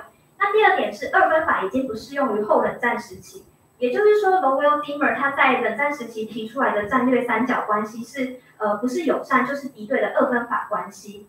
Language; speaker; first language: Chinese; native; Chinese